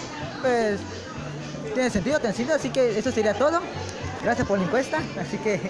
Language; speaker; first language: Spanish; native; Spanish